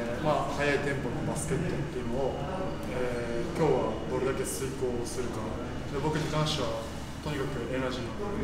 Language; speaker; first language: Japanese; native; Japanese